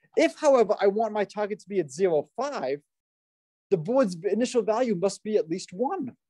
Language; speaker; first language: English; native; English